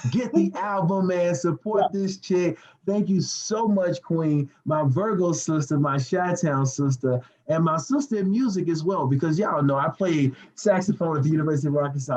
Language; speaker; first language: English; native; English